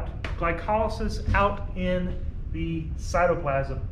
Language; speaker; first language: English; native; English